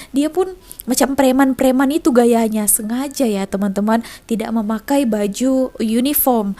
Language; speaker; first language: Indonesian; native; Indonesian